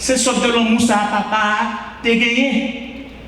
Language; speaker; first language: French; non-native, local second language; Haitian Creole